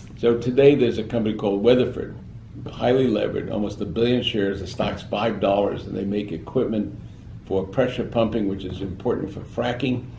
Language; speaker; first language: English; native; English